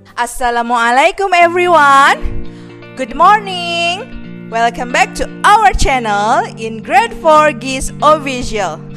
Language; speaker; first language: English; non-native, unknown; Indonesian